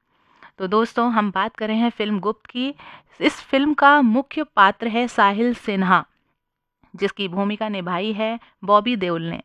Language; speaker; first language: Hindi; native; Hindi